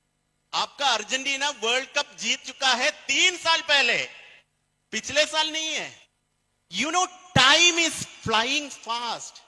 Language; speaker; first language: Hindi; non-native, fluent; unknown